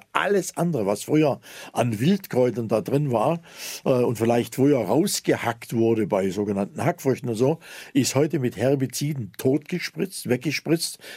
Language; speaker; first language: German; native; German